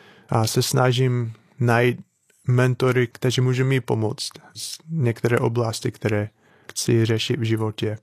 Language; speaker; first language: Czech; non-native, fluent; English